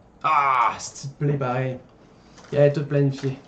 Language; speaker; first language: French; native; French